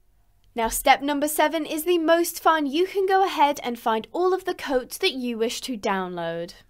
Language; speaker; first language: English; native; English